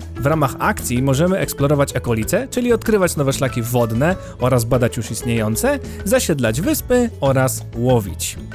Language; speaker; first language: Polish; native; Polish